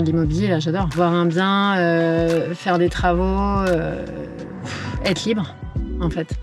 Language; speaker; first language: French; native; French